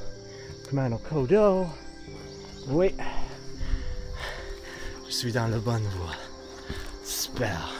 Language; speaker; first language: French; non-native, learner; English